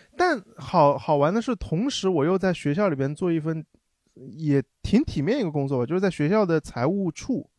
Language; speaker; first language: Chinese; non-native, local second language; Wu Chinese